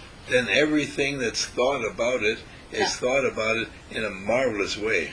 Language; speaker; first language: English; native; English